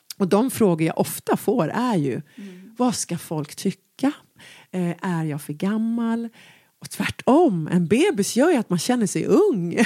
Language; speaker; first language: Swedish; native; Swedish